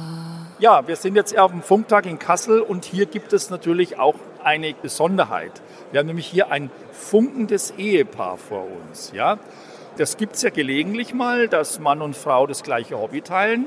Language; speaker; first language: German; native; German